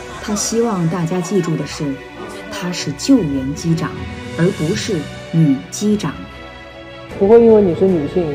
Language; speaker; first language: Chinese; native; Chinese